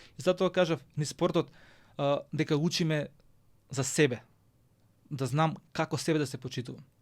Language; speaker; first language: Macedonian; native; Macedonian